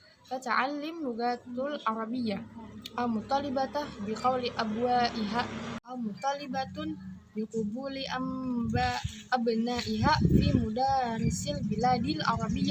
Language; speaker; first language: Arabic; non-native, learner; Indonesian